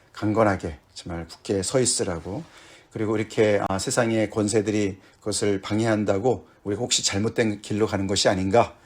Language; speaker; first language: Korean; native; Korean